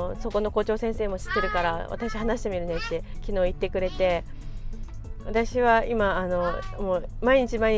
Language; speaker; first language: Japanese; native; Japanese